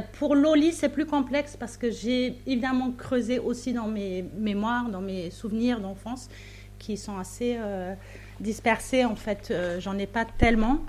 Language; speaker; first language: French; non-native, fluent; German